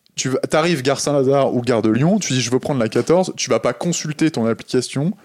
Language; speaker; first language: French; native; French